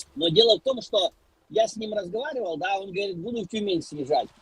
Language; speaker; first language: Russian; non-native, local second language; Ukrainian